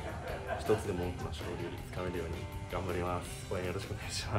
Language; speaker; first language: Japanese; native; Japanese